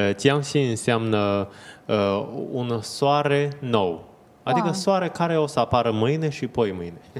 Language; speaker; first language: Romanian; non-native, fluent; Chinese